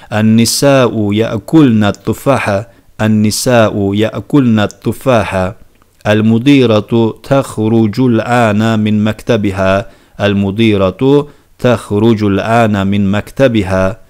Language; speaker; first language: Arabic; non-native, fluent; Turkish